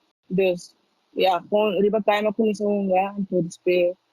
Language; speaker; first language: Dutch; early bilingual, other home language; Papiamento